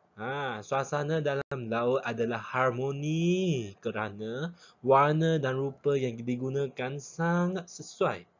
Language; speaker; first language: Malay; non-native, local second language; Chinese